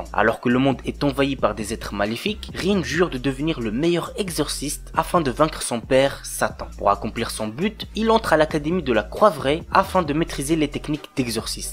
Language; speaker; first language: French; native; French